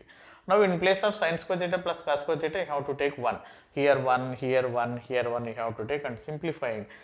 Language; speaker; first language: English; non-native, local second language; Telugu